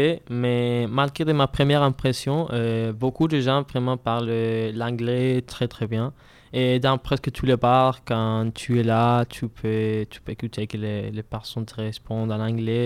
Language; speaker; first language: French; non-native, learner; Spanish